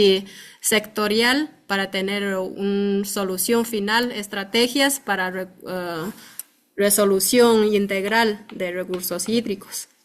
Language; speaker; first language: Spanish; non-native, fluent; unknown